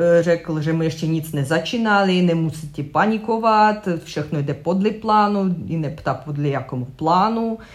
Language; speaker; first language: Czech; non-native, learner; Russian